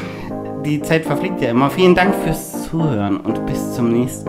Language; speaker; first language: German; native; German